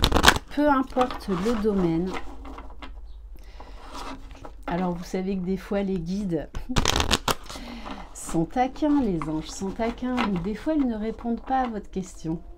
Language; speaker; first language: French; native; French